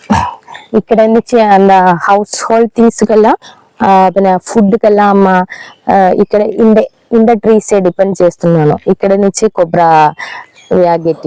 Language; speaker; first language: Telugu; non-native, learner; Malayalam